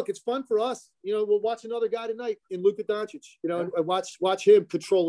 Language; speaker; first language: English; native; English